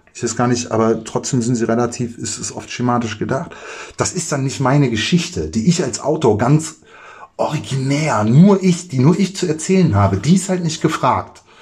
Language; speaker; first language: German; native; German